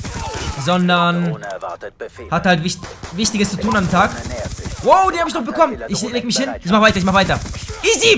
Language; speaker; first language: German; native; German